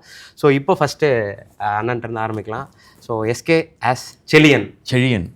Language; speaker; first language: Tamil; native; Tamil